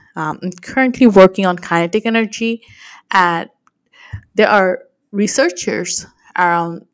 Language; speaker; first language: English; non-native, local second language; Bangla